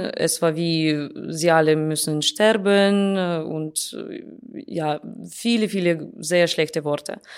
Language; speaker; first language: German; non-native, learner; Russian